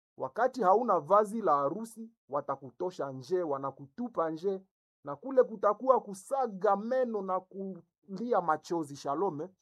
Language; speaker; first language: Swahili; native; Swahili